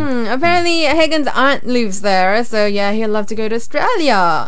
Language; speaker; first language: English; early bilingual, other home language; Korean